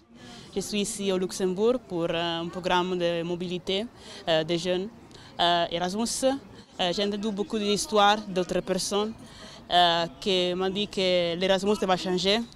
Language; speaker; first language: French; non-native, fluent; Italian